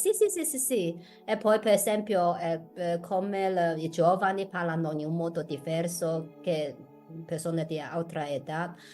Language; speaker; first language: Italian; non-native, fluent; Chinese